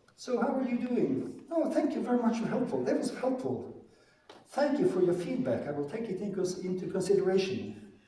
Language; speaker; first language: English; non-native, fluent; Norwegian